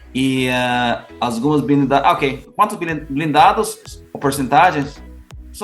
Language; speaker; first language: Portuguese; non-native, learner; English